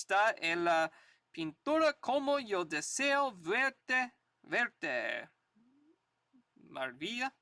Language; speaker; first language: Spanish; non-native, learner; English